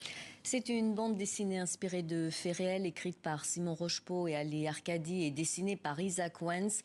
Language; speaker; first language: French; native; French